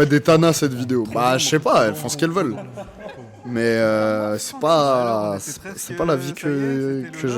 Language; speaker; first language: French; native; French